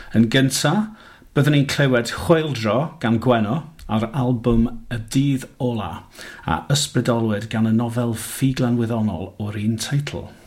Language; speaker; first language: Welsh; non-native, fluent; English